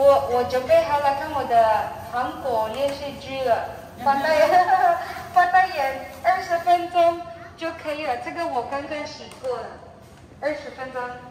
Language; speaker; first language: Chinese; non-native, learner; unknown